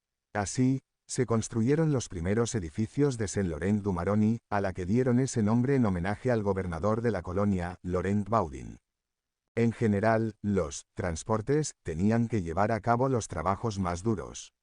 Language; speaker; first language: Spanish; native; Spanish